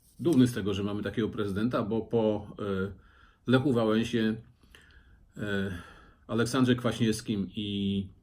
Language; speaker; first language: Polish; native; Polish